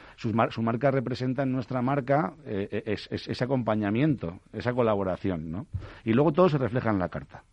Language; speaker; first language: Spanish; native; Spanish